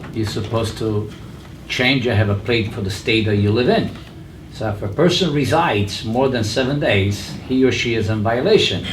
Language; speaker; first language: English; non-native, fluent; Italian